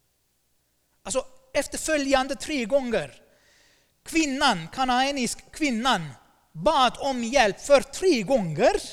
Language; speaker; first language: Swedish; non-native, fluent; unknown